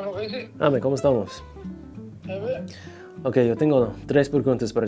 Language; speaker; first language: Spanish; non-native, fluent; English